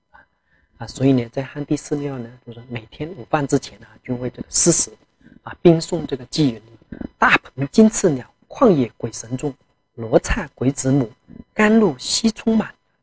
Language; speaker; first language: Chinese; non-native, local second language; Tibetan